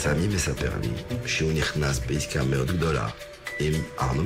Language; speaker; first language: Hebrew; non-native, fluent; French